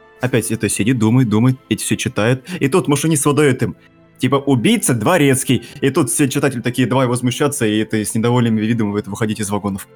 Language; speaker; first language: Russian; native; Russian